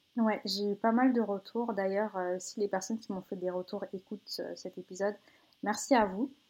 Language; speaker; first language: French; native; French